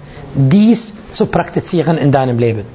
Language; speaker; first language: German; non-native, fluent; Arabic